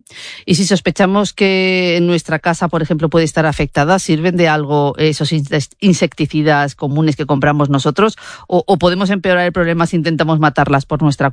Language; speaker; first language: Spanish; native; Spanish